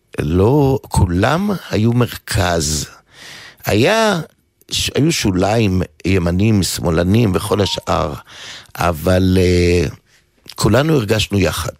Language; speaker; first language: Hebrew; native; Hebrew